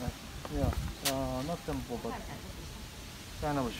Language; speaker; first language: English; non-native, learner; Indonesian